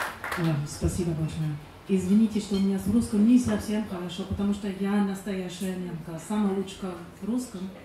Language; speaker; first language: Russian; non-native, learner; German